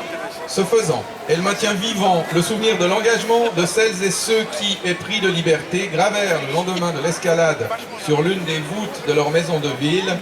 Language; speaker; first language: French; native; French